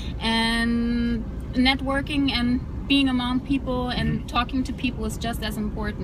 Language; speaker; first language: English; early bilingual, other home language; German